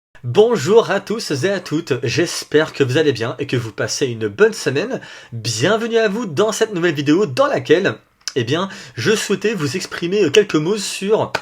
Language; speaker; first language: French; native; French